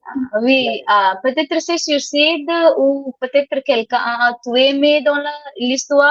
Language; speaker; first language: French; non-native, learner; Hindi